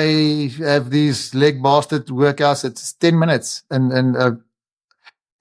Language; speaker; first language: English; non-native, local second language; Afrikaans